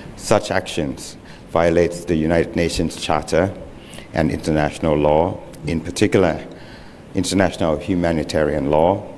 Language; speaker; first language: English; non-native, fluent; Thai